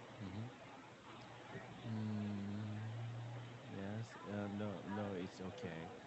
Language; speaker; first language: English; non-native, learner; Korean